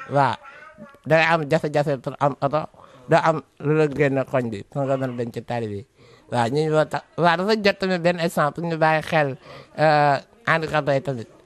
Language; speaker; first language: Wolof; native; Wolof